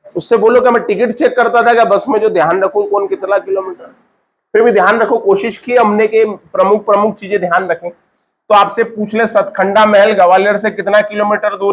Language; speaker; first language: Hindi; native; Hindi